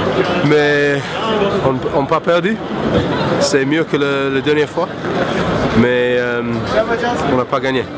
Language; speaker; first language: French; non-native, learner; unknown